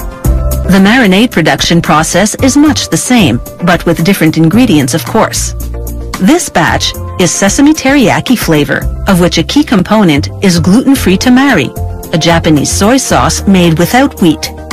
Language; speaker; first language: English; native; English